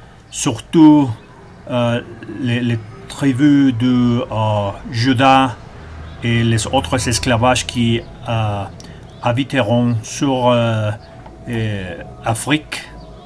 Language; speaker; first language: French; non-native, learner; Spanish